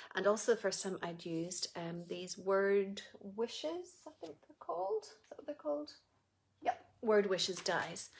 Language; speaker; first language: English; native; English